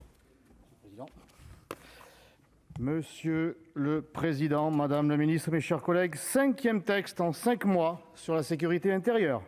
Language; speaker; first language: French; native; French